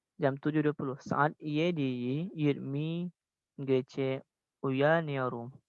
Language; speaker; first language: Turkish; non-native, learner; Indonesian